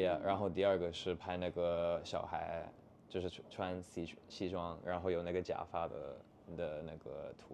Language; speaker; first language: Chinese; non-native, fluent; English